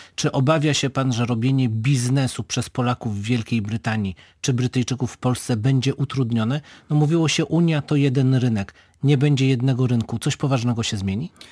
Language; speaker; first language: Polish; native; Polish